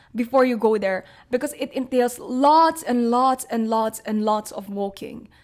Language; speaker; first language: English; non-native, local second language; Filipino